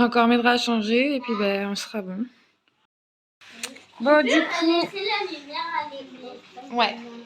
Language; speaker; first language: French; native; French